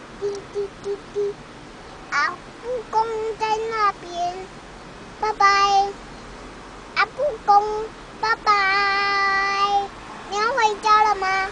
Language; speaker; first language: Chinese; early bilingual, heritage; Chinese